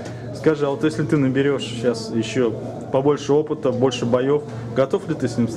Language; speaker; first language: Russian; native; Russian